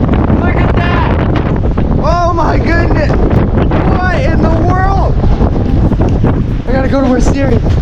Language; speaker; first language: English; native; English